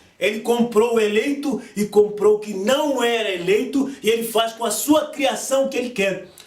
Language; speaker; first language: Portuguese; native; Portuguese